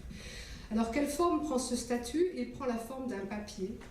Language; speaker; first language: French; native; French